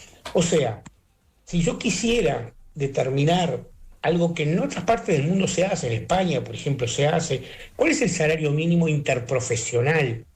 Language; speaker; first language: Spanish; native; Spanish